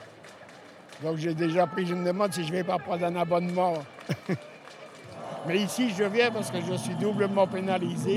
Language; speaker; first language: French; early bilingual, other home language; Spanish